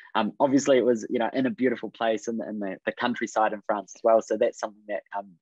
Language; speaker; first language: English; native; English